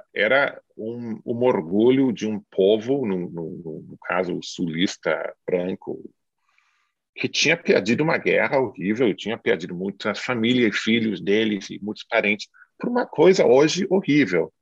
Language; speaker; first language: Portuguese; non-native, fluent; English